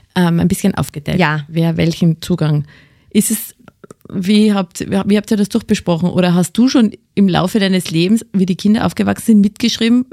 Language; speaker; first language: German; native; German